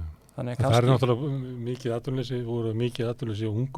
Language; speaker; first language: Icelandic; native; Icelandic